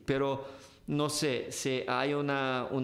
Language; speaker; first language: Spanish; non-native, fluent; Portuguese